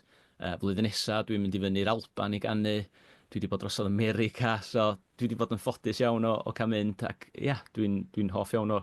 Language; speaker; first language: Welsh; native; Welsh